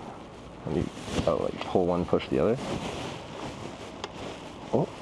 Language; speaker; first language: English; native; English